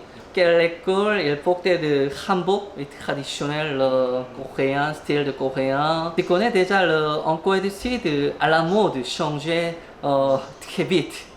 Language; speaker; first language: French; non-native, learner; Korean